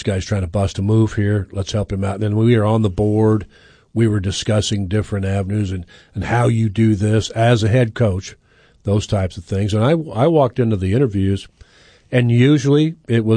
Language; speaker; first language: English; native; English